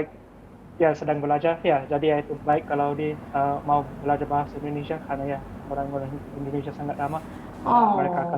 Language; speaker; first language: Indonesian; non-native, fluent; English